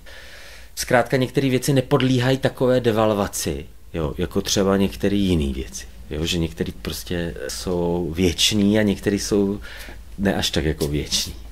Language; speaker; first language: Czech; native; Czech